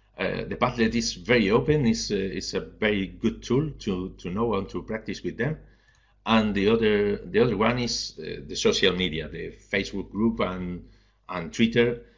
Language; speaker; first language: English; non-native, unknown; Spanish